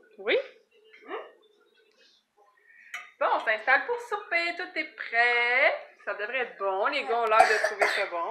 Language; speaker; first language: French; native; French